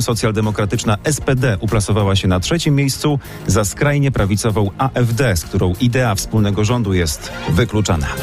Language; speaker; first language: Polish; native; Polish